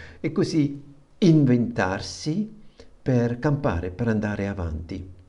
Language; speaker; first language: Italian; non-native, fluent; German